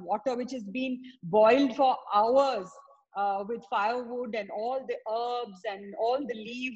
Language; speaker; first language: English; non-native, local second language; Tamil